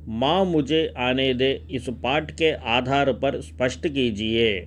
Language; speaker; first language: Hindi; non-native, local second language; Telugu